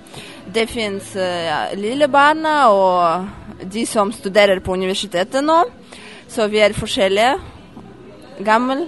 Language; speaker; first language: Norwegian; non-native, learner; Russian